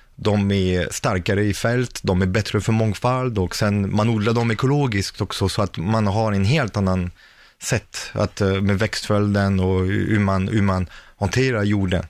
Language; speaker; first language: Swedish; non-native, fluent; French